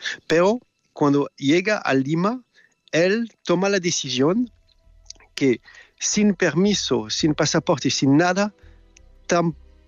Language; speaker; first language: Spanish; non-native, fluent; French